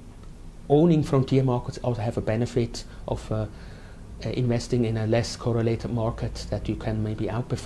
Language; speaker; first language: English; non-native, fluent; German